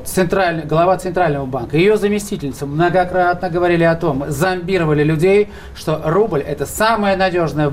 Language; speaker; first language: Russian; native; Russian